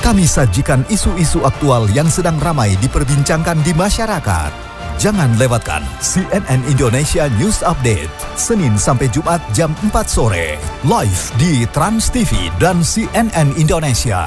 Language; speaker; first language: Indonesian; native; Indonesian